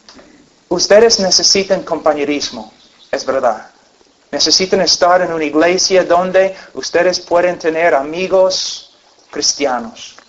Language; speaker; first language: Spanish; non-native, fluent; English